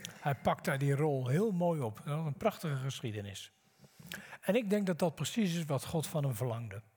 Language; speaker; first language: Dutch; native; Dutch